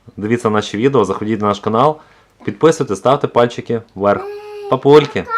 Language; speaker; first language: Ukrainian; native; Ukrainian